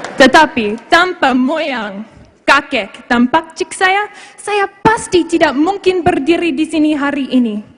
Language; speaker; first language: Malay; non-native, fluent; English